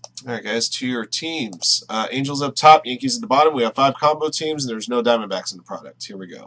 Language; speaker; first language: English; native; English